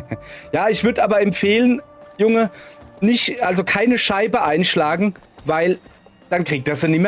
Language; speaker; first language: German; native; German